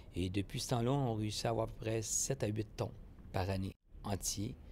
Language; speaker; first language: French; native; French